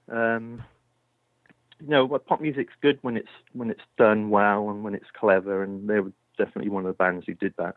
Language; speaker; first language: English; native; English